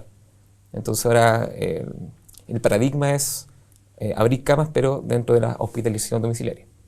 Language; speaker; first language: Spanish; native; Spanish